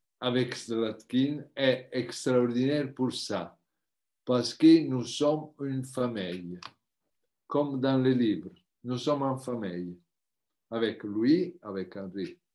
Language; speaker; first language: French; non-native, learner; Italian